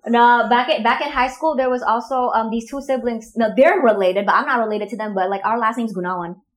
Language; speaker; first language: English; non-native, fluent; Indonesian